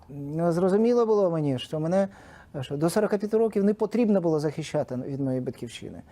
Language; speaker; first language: Ukrainian; non-native, local second language; Russian